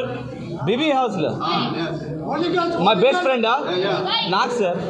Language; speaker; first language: Telugu; non-native, local second language; Hindi